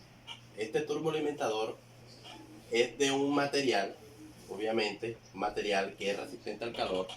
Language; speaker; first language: Spanish; native; Spanish